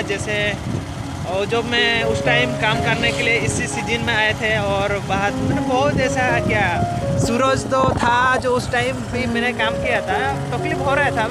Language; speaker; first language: Hindi; non-native, local second language; Odia